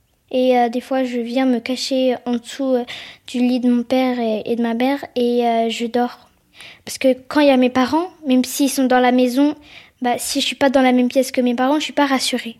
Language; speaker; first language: French; early bilingual, other home language; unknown